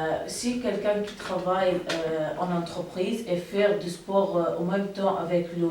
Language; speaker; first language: French; non-native, learner; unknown